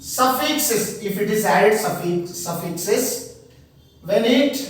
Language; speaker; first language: English; non-native, local second language; Telugu